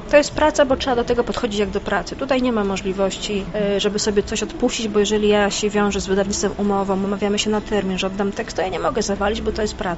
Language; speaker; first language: Polish; native; Polish